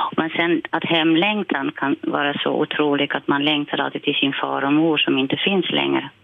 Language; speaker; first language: Swedish; non-native, fluent; Dutch